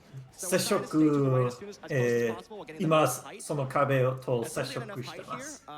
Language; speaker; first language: Japanese; non-native, learner; English